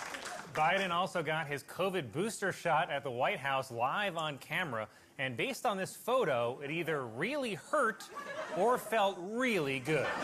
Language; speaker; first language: English; native; English